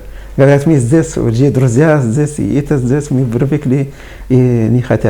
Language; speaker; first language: Russian; non-native, fluent; Arabic